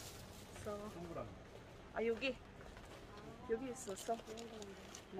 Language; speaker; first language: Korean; non-native, learner; Filipino